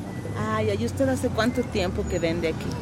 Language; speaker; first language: Spanish; native; Spanish